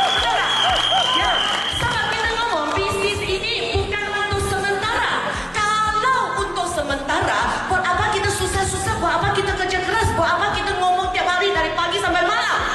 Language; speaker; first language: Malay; non-native, local second language; Chinese